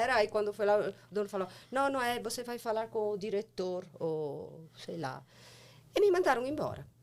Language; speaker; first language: Portuguese; non-native, fluent; Italian